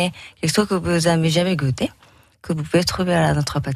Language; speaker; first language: French; non-native, learner; Japanese